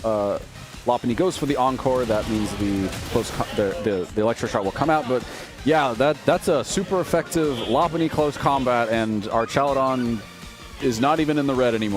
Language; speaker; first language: English; native; English